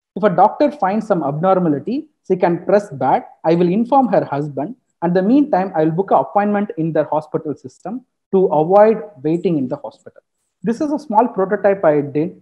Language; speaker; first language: English; non-native, local second language; Tamil